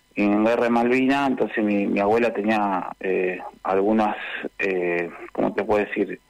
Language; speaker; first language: Spanish; native; Spanish